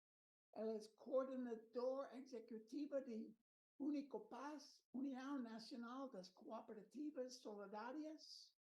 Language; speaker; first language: Portuguese; non-native, learner; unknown